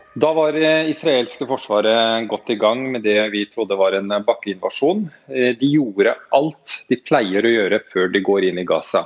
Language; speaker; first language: Norwegian; native; Norwegian